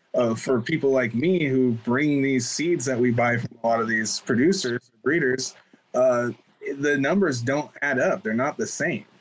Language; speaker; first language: English; native; English